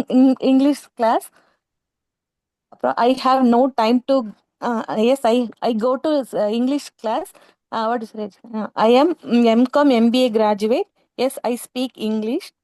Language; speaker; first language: English; non-native, learner; Tamil